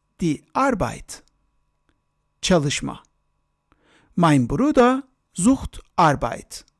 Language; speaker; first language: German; non-native, fluent; Turkish